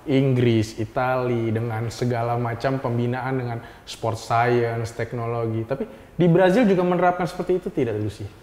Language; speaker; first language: Indonesian; native; Indonesian